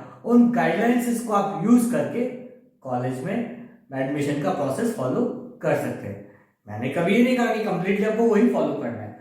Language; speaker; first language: Hindi; native; Hindi